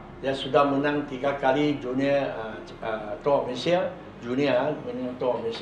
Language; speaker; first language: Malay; non-native, local second language; Chinese